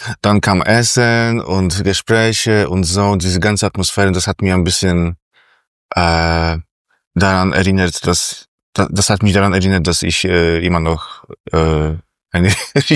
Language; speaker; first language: German; non-native, fluent; Polish